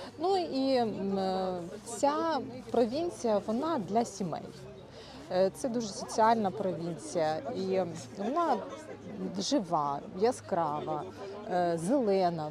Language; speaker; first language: Ukrainian; native; Ukrainian